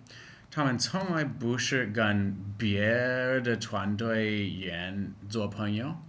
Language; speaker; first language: Chinese; non-native, fluent; English